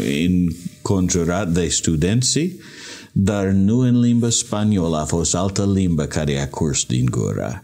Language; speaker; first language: Romanian; non-native, learner; English